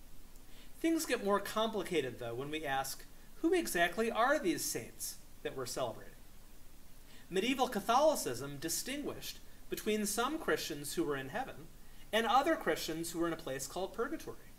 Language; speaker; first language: English; native; English